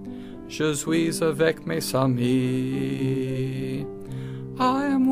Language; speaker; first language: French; non-native, learner; English